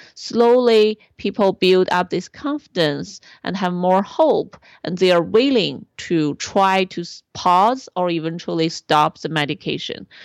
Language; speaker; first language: English; non-native, fluent; Chinese